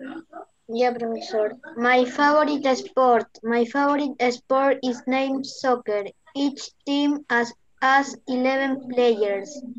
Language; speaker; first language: English; non-native, learner; Spanish